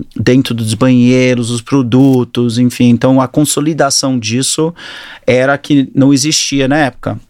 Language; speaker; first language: Portuguese; early bilingual, other home language; English